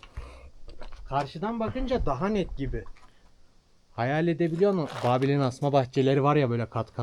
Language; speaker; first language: Turkish; native; Turkish